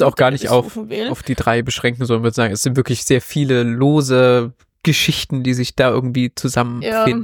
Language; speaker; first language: German; native; German